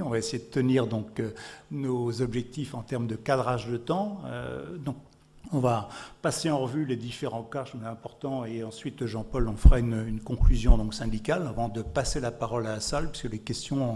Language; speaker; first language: French; native; French